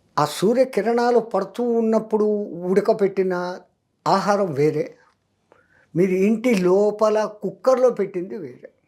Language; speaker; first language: Telugu; non-native, fluent; Hindi